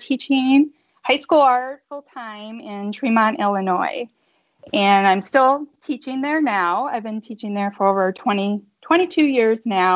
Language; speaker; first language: English; native; English